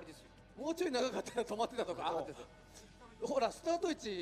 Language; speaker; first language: Japanese; native; Japanese